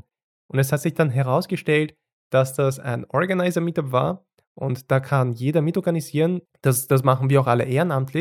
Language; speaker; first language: German; native; German